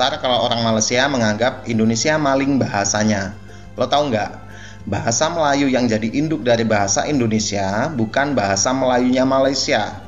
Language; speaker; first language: Indonesian; native; Indonesian